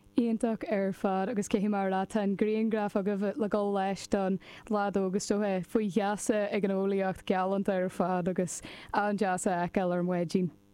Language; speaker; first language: Irish; non-native, local second language; English